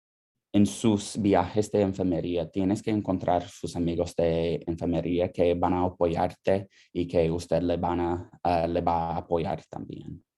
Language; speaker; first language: Spanish; non-native, fluent; English